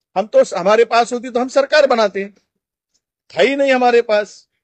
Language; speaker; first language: Hindi; non-native, local second language; Marathi